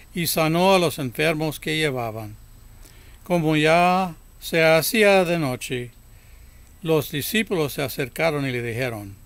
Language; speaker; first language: Spanish; early bilingual, heritage; Spanish